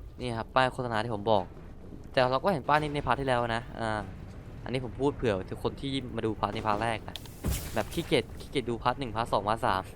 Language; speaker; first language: Thai; native; Thai